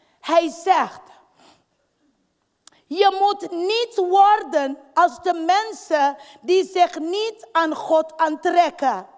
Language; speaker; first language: Dutch; non-native, fluent; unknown